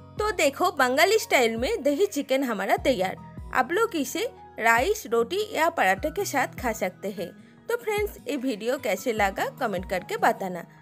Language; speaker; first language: Hindi; non-native, local second language; Bangla